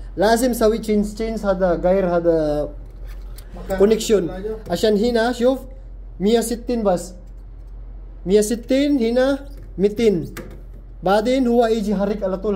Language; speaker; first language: Arabic; non-native, learner; Filipino